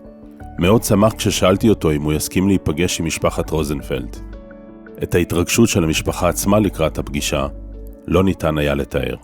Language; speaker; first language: Hebrew; native; Hebrew